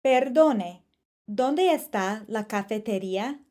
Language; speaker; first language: Spanish; non-native, fluent; English